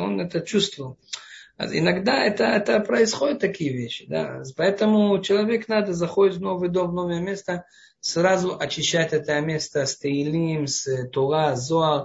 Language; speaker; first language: Russian; non-native, fluent; Hebrew